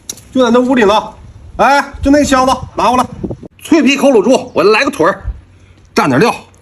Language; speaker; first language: Chinese; native; Chinese